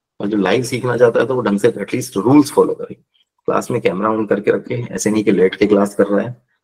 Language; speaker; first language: Hindi; native; Hindi